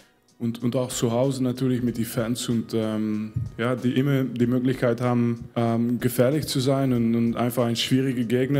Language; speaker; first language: German; non-native, fluent; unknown